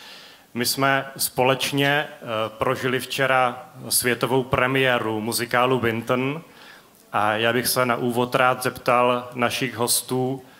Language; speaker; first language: Czech; native; Czech